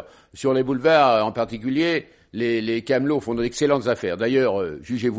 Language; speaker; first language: French; native; French